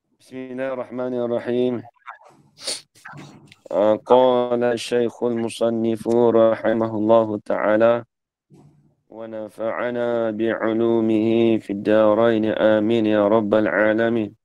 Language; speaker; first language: Arabic; non-native, fluent; Malay